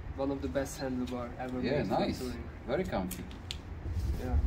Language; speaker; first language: English; non-native, fluent; Hungarian